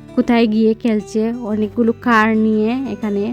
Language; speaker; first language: Bangla; non-native, local second language; Sylheti